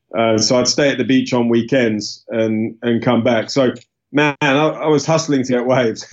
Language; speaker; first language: English; native; English